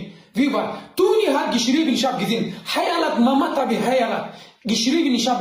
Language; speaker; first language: German; non-native, learner; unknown